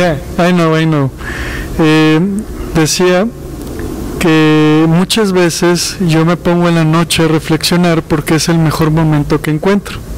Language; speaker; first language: Spanish; native; Spanish